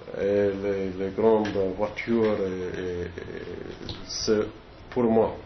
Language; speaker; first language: French; non-native, learner; English